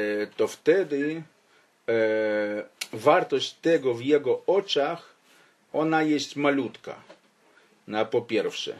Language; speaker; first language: Polish; non-native, fluent; Ukrainian